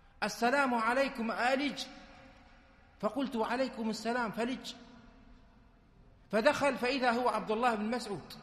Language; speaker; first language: Arabic; native; Arabic